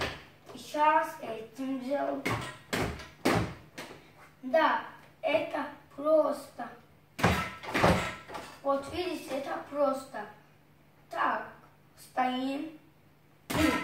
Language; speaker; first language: Russian; non-native, learner; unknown